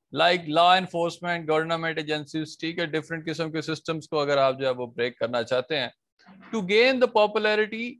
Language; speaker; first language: Urdu; non-native, local second language; Punjabi